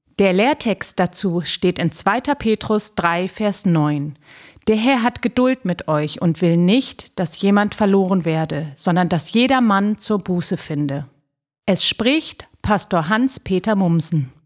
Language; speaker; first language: German; native; German